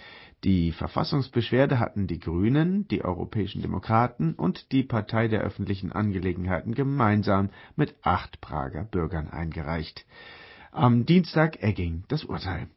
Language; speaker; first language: German; native; German